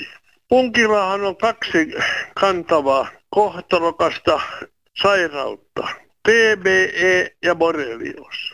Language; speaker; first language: Finnish; native; Finnish